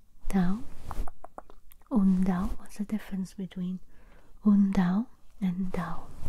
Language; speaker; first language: English; native; English